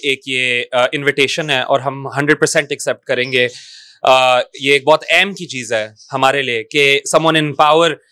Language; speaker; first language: Urdu; non-native, local second language; Punjabi